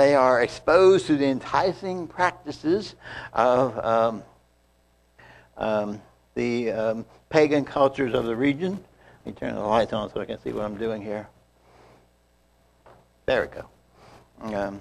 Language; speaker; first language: English; native; English